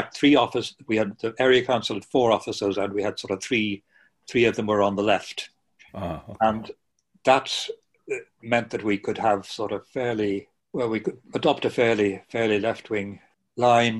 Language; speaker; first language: English; native; English